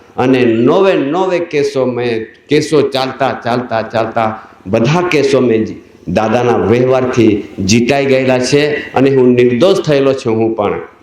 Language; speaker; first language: Gujarati; non-native, local second language; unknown